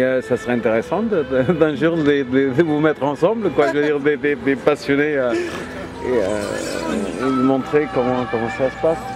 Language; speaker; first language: French; non-native, fluent; Portuguese